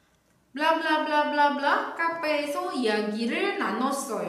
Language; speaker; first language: Korean; non-native, fluent; Indonesian